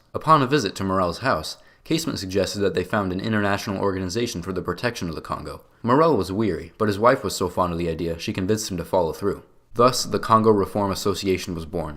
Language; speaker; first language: English; native; English